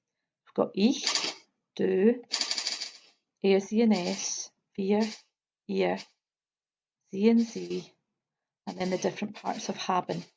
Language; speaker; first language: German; non-native, fluent; English